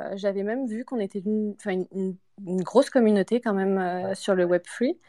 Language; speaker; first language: French; native; French